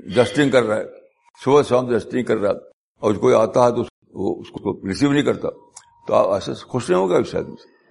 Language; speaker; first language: Urdu; native; Urdu